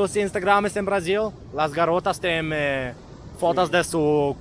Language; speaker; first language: Portuguese; non-native, learner; Hebrew